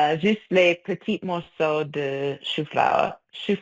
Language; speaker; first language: French; non-native, fluent; English